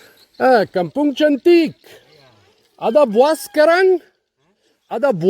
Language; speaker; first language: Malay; non-native, learner; German